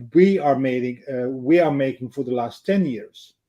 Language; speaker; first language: English; non-native, fluent; Dutch